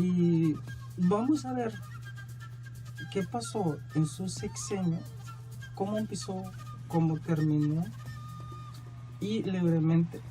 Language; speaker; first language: Spanish; non-native, fluent; Arabic